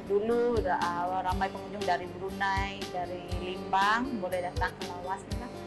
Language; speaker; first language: Malay; non-native, local second language; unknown